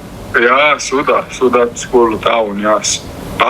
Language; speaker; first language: Indonesian; non-native, learner; Romanian